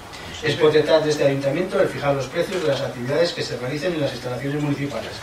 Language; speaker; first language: Spanish; native; Spanish